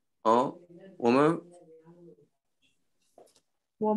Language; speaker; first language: Chinese; non-native, learner; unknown